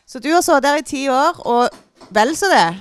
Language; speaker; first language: Norwegian; native; Norwegian